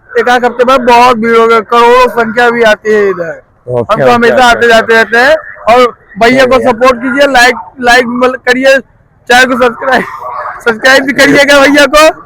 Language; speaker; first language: Hindi; native; Hindi